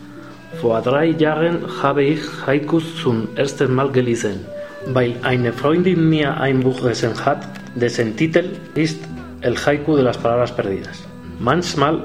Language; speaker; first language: German; non-native, learner; Spanish